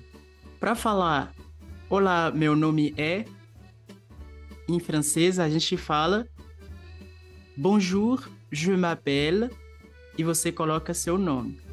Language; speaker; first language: Portuguese; non-native, fluent; French